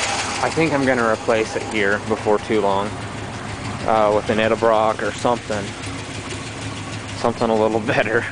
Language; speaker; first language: English; native; English